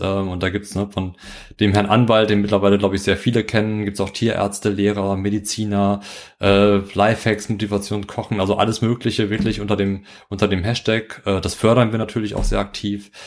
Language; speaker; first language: German; native; German